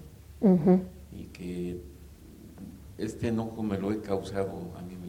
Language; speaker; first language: Spanish; native; Spanish